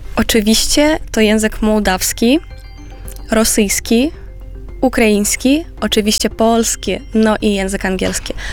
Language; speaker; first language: Polish; non-native, fluent; Romanian